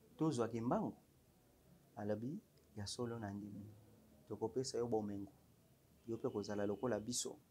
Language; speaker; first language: Lingala; non-native, local second language; Kongo